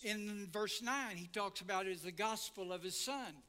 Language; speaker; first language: English; native; English